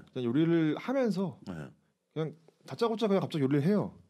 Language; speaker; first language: Korean; native; Korean